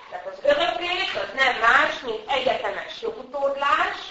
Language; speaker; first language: Hungarian; native; Hungarian